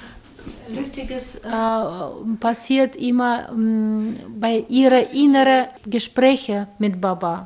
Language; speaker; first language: German; non-native, fluent; Russian